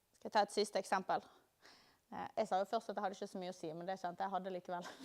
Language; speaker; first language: Norwegian; native; Norwegian